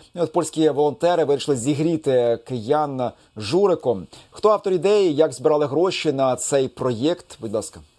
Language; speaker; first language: Ukrainian; native; Ukrainian